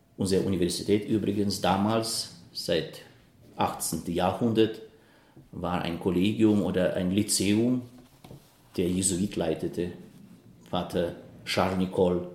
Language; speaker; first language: German; non-native, fluent; Russian